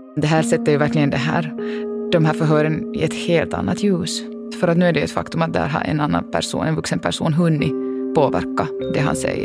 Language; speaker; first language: Swedish; native; Swedish